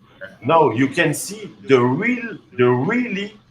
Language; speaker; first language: English; non-native, learner; French